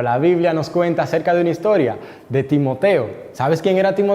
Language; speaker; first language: Spanish; native; Spanish